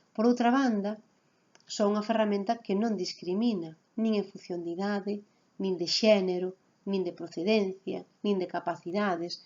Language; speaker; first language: Galician; native; Galician